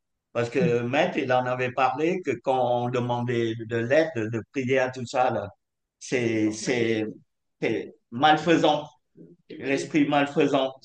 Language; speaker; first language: French; non-native, fluent; Vietnamese